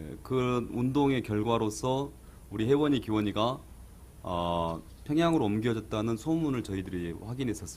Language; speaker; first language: Korean; native; Korean